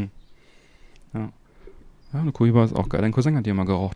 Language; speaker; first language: German; native; German